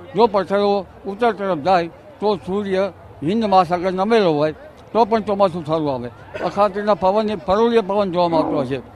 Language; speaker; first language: Gujarati; native; Gujarati